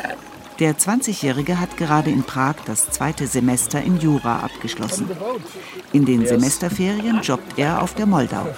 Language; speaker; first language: German; native; German